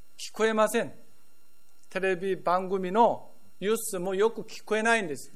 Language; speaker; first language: Japanese; non-native, fluent; Korean